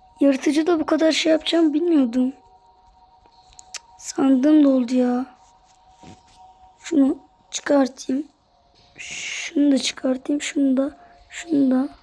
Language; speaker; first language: Turkish; native; Turkish